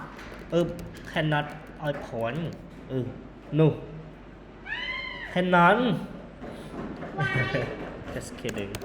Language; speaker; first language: English; non-native, fluent; Khmer